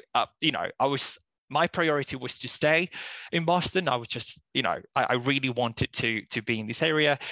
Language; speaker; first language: English; non-native, fluent; Spanish